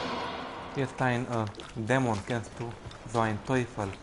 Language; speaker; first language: German; non-native, fluent; Romanian